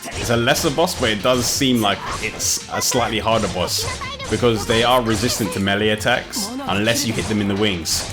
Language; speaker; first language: English; native; English